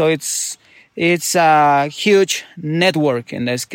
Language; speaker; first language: English; non-native, fluent; Spanish